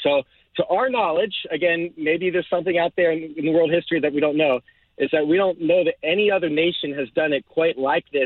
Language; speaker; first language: English; native; English